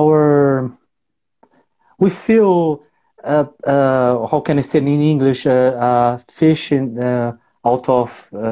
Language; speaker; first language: English; non-native, learner; Portuguese